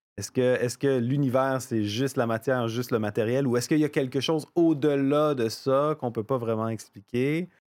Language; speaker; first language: French; native; French